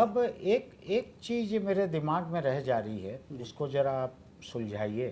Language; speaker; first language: Hindi; native; Hindi